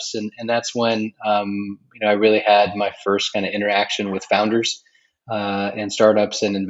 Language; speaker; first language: English; native; English